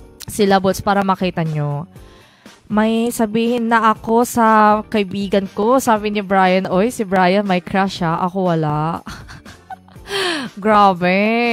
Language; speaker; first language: Filipino; non-native, fluent; Korean